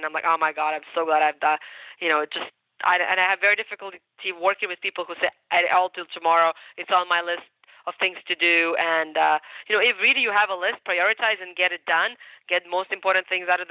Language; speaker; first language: English; non-native, fluent; Ukrainian